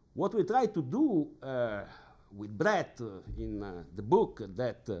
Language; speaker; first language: English; non-native, fluent; Italian